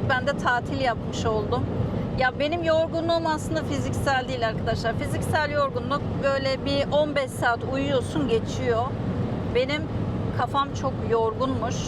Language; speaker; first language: Turkish; native; Turkish